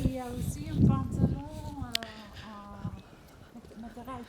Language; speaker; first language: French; non-native, fluent; Dutch